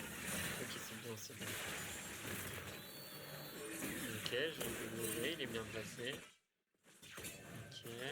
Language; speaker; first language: French; native; French